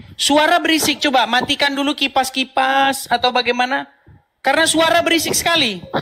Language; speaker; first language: Indonesian; native; Indonesian